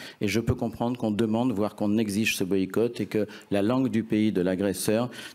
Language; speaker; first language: French; native; French